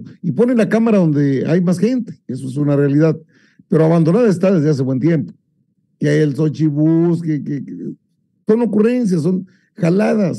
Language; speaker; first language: Spanish; native; Spanish